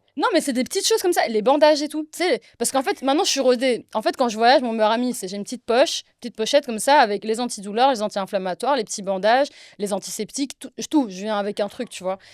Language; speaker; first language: French; early bilingual, other home language; Arabic